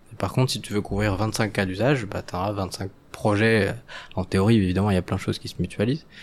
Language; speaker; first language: French; non-native, local second language; Arabic